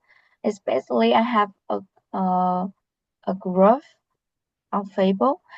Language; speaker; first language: English; non-native, learner; Vietnamese